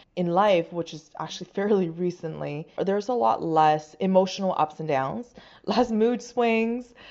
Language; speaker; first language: English; non-native, fluent; Chinese